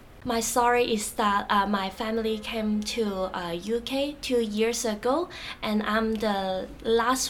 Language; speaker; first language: English; non-native, local second language; Cantonese